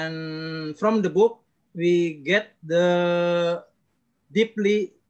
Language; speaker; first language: English; non-native, learner; Indonesian